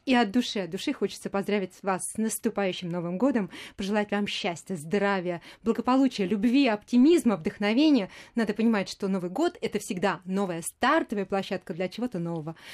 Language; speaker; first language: Russian; native; Russian